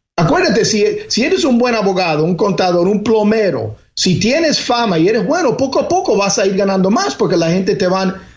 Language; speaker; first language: Spanish; early bilingual, heritage; Spanish